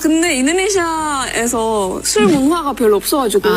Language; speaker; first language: Korean; non-native, fluent; Indonesian